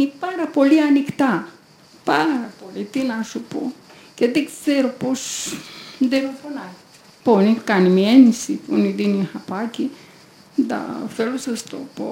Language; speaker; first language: Greek; non-native, learner; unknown